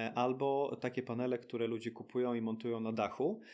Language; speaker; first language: Polish; early bilingual, heritage; Polish